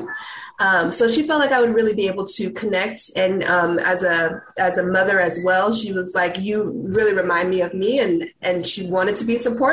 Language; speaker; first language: English; native; English